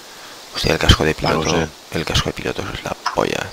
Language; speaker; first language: Spanish; native; Spanish